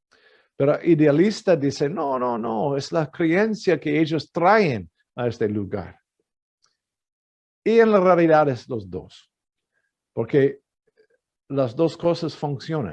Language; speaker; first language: Spanish; non-native, fluent; English